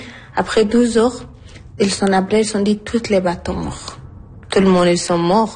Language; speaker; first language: French; non-native, learner; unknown